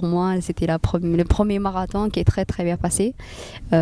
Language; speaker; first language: French; non-native, fluent; Tigrinya